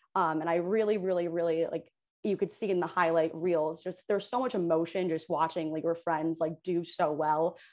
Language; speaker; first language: English; native; English